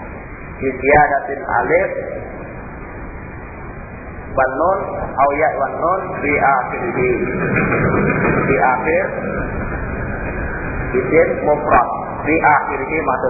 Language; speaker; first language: Arabic; non-native, learner; Indonesian